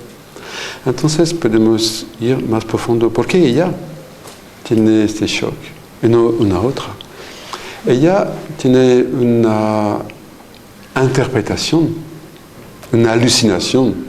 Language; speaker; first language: Spanish; non-native, fluent; French